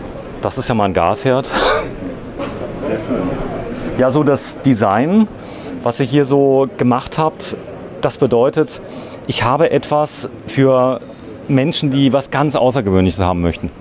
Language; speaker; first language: German; native; German